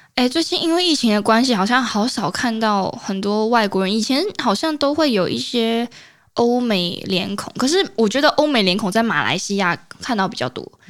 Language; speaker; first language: Chinese; native; Chinese